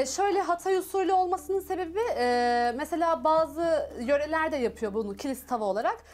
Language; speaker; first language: Turkish; native; Turkish